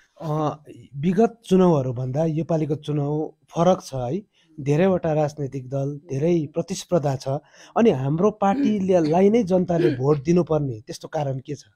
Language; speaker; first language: Nepali; native; Nepali